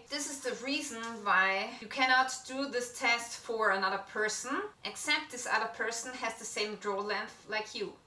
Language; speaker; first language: English; non-native, fluent; German